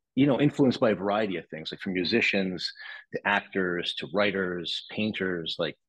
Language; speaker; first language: English; native; English